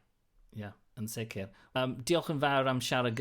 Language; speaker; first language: Welsh; non-native, local second language; English